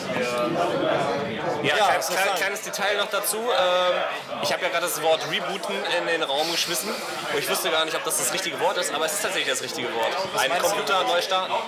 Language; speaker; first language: German; native; German